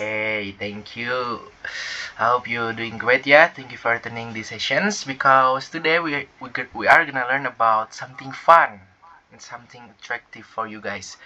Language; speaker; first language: English; non-native, learner; Indonesian